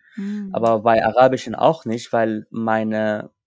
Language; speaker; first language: German; non-native, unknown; Armenian